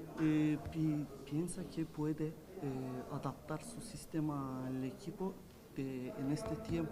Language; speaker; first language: Spanish; non-native, learner; Turkish